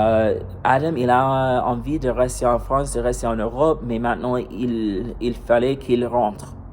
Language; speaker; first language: French; non-native, fluent; English